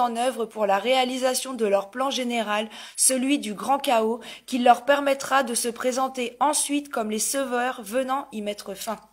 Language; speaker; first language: French; native; French